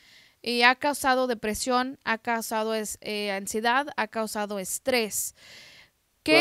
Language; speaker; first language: Spanish; native; Spanish